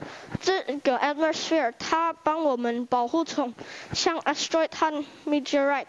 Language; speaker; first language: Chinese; non-native, learner; Indonesian